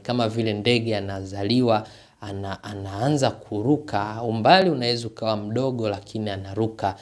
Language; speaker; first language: Swahili; native; Swahili